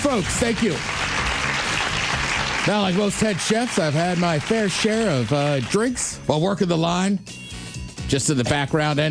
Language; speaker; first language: English; native; English